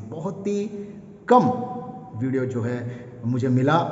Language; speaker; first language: Hindi; non-native, local second language; Kannada